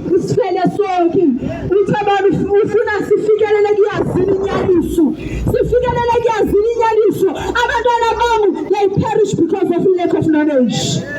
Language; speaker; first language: Zulu; non-native, local second language; Xhosa